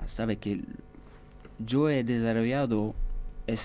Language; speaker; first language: Spanish; non-native, fluent; French